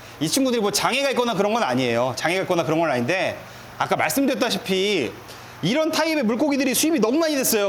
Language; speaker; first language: Korean; native; Korean